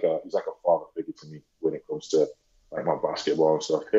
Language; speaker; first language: English; native; English